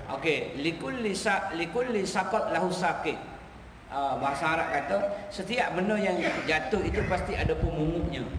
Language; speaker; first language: Malay; native; Malay